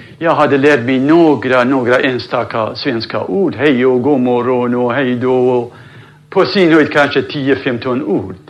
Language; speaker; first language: Swedish; non-native, fluent; Central Kurdish